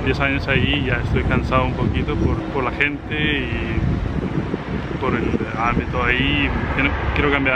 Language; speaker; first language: Spanish; non-native, fluent; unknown